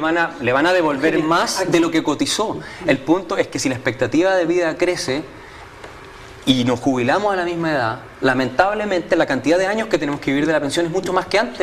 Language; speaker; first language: Spanish; native; Spanish